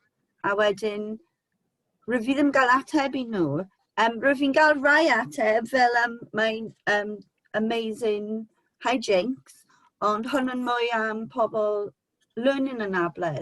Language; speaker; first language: Welsh; non-native, local second language; English